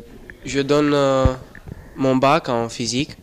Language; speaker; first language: French; non-native, fluent; Romanian